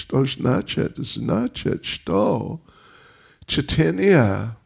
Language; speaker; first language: Russian; non-native, learner; English